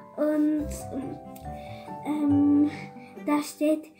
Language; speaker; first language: German; early bilingual, other home language; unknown